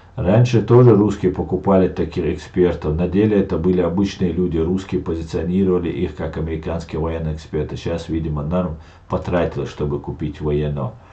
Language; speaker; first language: Russian; non-native, local second language; Chechen